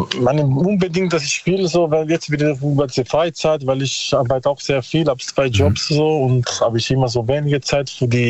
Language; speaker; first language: German; non-native, learner; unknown